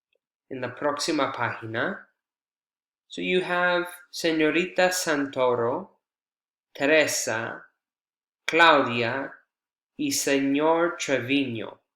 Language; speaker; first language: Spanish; non-native, fluent; English